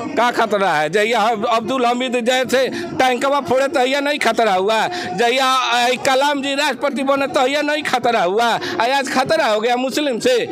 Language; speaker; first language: Hindi; native; Hindi